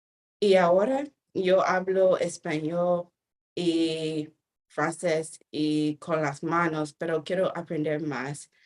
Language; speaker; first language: Spanish; non-native, fluent; English